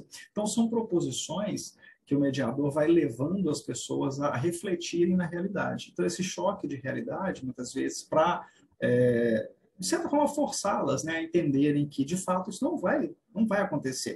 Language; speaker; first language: Portuguese; native; Portuguese